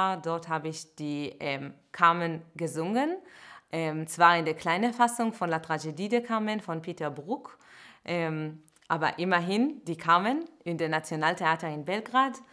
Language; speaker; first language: German; non-native, fluent; Hebrew